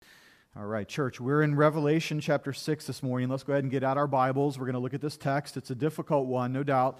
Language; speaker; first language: English; native; English